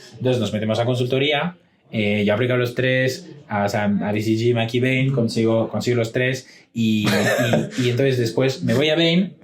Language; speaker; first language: Spanish; non-native, fluent; French